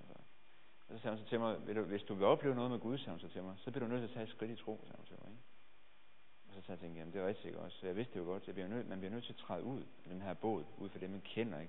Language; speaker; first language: Danish; native; Danish